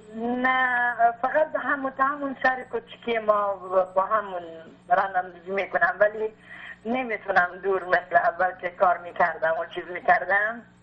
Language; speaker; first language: Persian; non-native, learner; Arabic